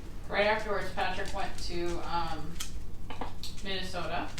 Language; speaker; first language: English; native; English